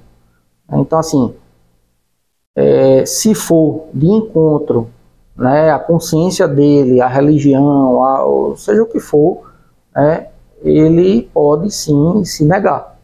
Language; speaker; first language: Portuguese; native; Portuguese